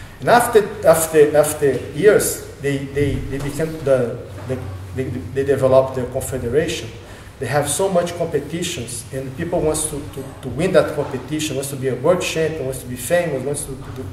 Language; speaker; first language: English; non-native, learner; Portuguese